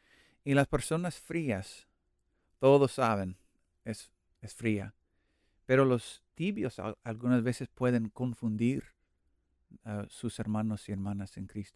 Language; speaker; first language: Spanish; non-native, learner; English